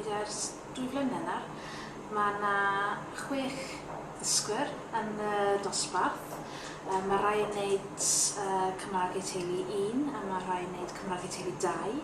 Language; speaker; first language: Welsh; non-native, local second language; English